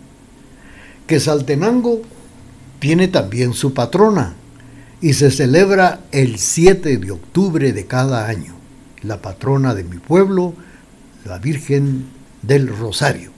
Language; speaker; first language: Spanish; native; Spanish